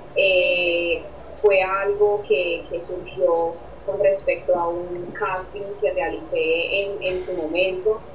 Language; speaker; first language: Spanish; native; Spanish